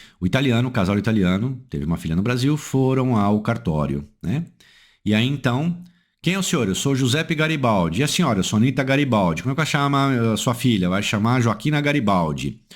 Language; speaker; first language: Portuguese; native; Portuguese